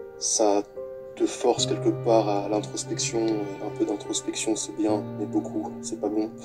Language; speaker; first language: French; native; French